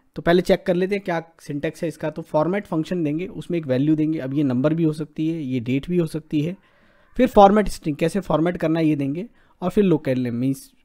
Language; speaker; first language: Hindi; native; Hindi